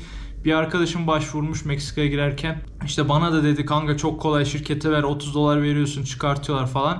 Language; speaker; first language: Turkish; native; Turkish